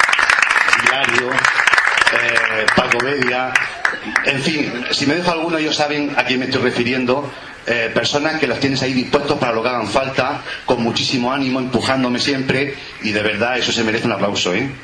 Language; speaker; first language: Spanish; native; Spanish